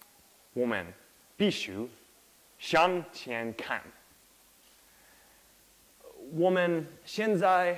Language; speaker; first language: Chinese; non-native, learner; English